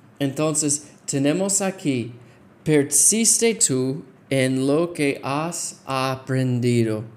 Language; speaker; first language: Spanish; non-native, fluent; English